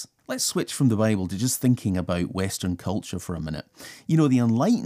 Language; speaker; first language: English; native; English